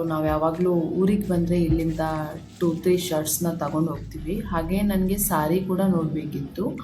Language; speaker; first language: Kannada; non-native, local second language; Tulu